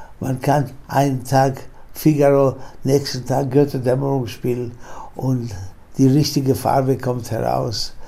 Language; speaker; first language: German; non-native, fluent; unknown